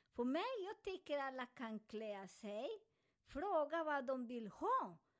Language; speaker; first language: Swedish; non-native, fluent; Spanish